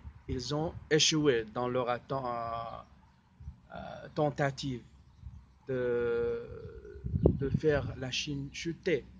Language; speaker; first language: French; non-native, fluent; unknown